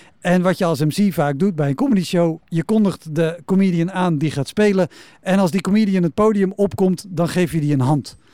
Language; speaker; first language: Dutch; native; Dutch